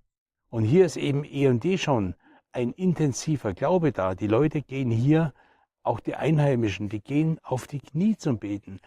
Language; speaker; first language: German; native; German